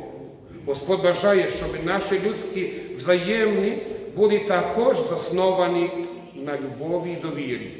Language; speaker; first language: Ukrainian; non-native, fluent; Croatian